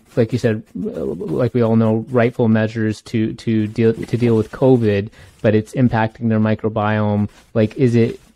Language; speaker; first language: English; native; English